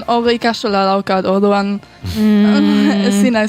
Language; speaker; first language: Basque; early bilingual, heritage; Basque